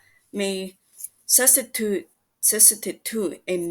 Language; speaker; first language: French; non-native, learner; English